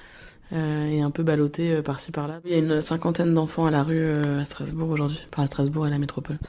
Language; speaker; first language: French; native; French